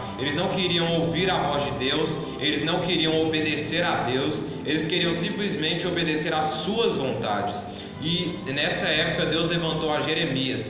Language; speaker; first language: Portuguese; native; Portuguese